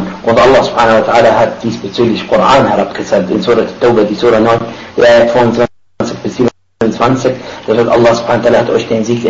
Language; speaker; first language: German; non-native, fluent; Arabic